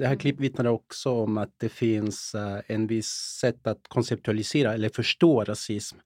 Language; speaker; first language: Swedish; early bilingual, other home language; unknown